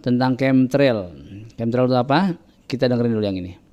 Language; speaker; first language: Indonesian; native; Indonesian